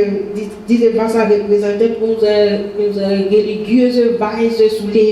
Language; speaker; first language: German; non-native, fluent; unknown